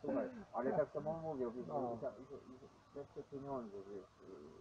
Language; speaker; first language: Polish; non-native, fluent; Ukrainian